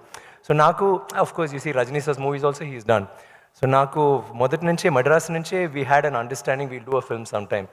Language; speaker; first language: Telugu; non-native, learner; Tamil